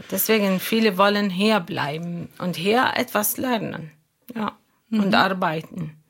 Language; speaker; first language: German; non-native, learner; Arabic